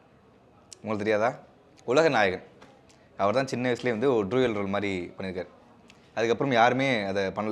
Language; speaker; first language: Tamil; native; Tamil